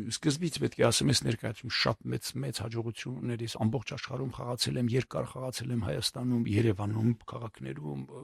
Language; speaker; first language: Armenian; native; Armenian